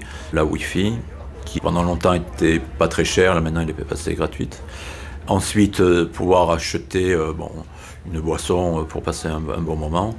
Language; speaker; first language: French; native; French